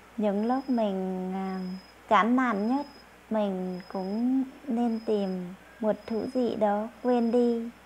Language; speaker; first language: Vietnamese; non-native, local second language; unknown